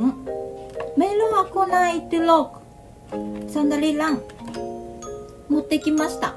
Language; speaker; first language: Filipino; non-native, learner; Japanese